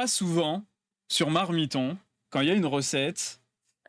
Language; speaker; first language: French; native; French